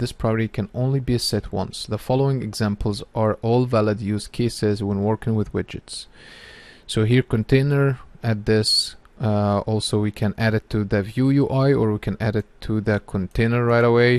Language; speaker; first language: English; non-native, fluent; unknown